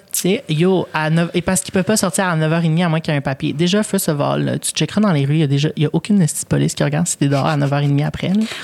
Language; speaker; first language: French; early bilingual, other home language; Spanish